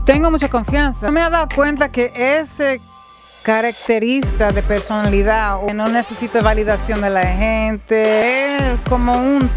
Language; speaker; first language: Spanish; early bilingual, heritage; Spanish